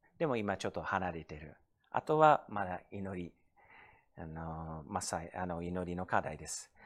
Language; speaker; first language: Japanese; non-native, fluent; English